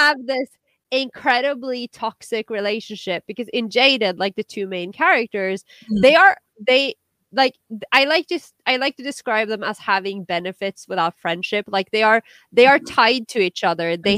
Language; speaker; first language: English; non-native, fluent; Norwegian